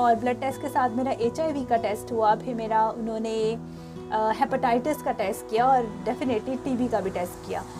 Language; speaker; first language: Urdu; non-native, local second language; Punjabi